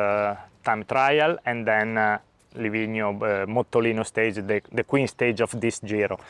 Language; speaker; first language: English; non-native, learner; Italian